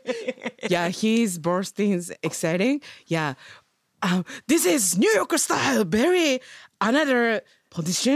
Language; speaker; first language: English; non-native, learner; Japanese